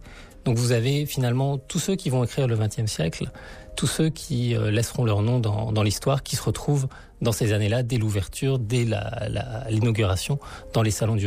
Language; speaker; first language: French; native; French